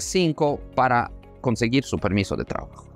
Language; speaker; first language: Spanish; non-native, fluent; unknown